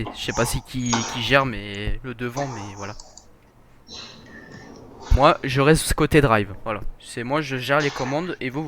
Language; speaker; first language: French; native; French